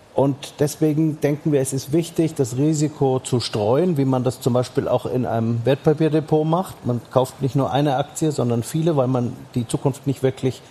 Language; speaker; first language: German; native; German